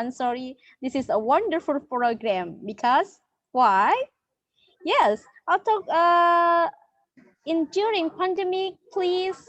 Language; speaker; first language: English; non-native, learner; Indonesian